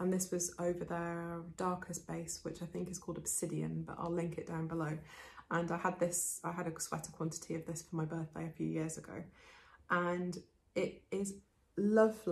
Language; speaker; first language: English; native; English